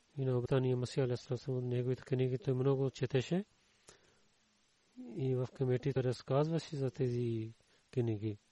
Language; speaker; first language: Bulgarian; non-native, learner; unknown